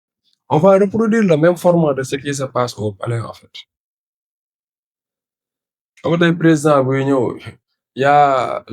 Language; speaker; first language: French; non-native, local second language; Wolof